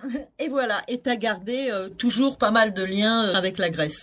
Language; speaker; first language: French; native; French